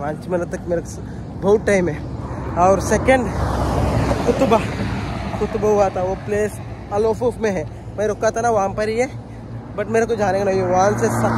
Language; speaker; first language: Hindi; non-native, local second language; Kannada